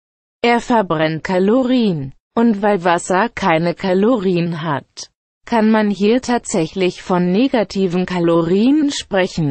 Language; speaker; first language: German; native; German